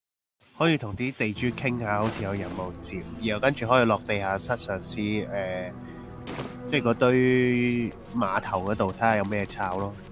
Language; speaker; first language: Chinese; native; Chinese